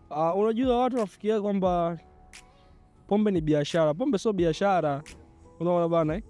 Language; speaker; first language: Swahili; native; Swahili